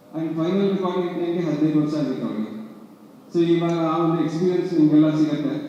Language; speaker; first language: Kannada; non-native, local second language; Kodava